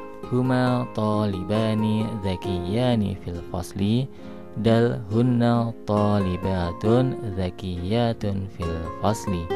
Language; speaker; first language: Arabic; non-native, fluent; Indonesian